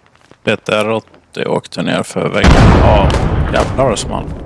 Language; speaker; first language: Swedish; native; Swedish